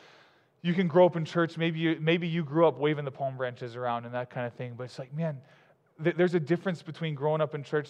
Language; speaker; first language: English; native; English